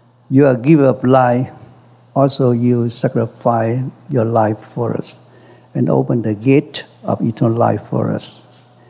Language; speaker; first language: English; non-native, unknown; Vietnamese